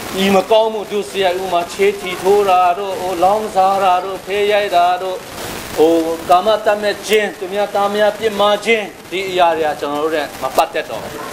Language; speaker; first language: Burmese; non-native, local second language; Kachin